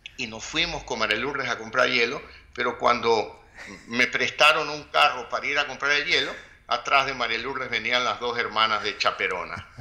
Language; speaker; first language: Spanish; native; Spanish